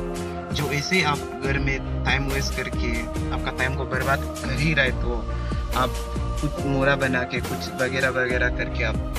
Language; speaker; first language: Hindi; non-native, local second language; Adi